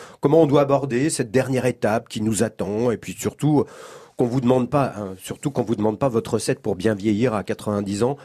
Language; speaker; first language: French; native; French